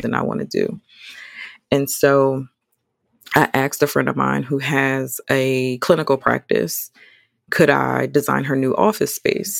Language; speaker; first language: English; native; English